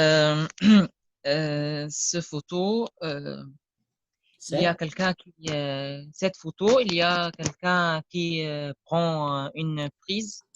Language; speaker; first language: French; non-native, learner; Arabic